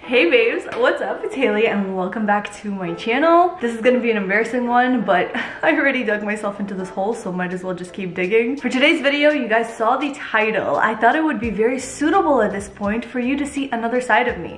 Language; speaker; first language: English; early bilingual, other home language; Hebrew